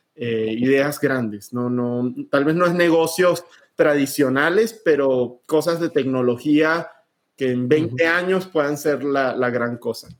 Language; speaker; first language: Spanish; native; Spanish